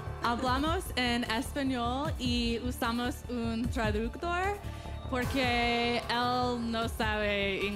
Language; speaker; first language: Spanish; non-native, learner; English